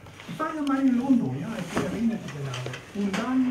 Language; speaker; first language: German; non-native, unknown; Italian